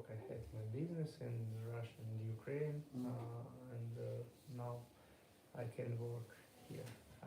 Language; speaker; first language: English; non-native, learner; Russian